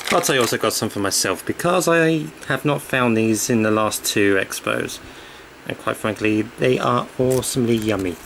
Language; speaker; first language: English; native; English